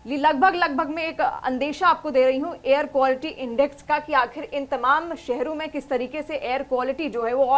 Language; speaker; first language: Hindi; native; Hindi